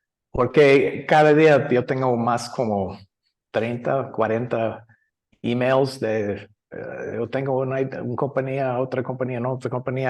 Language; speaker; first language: Spanish; non-native, learner; English